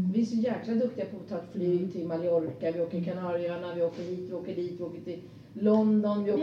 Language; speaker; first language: Swedish; native; Swedish